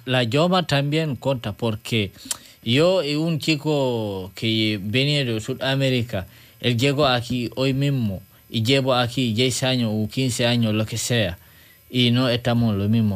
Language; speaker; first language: Spanish; non-native, learner; French